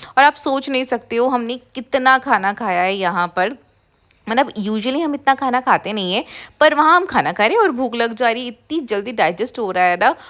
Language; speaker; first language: Hindi; non-native, local second language; Bangla